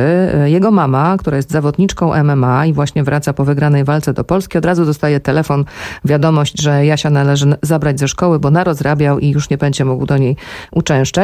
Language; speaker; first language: Polish; native; Polish